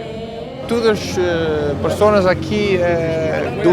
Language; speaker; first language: Portuguese; non-native, learner; Dutch